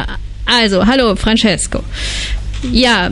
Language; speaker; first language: German; native; German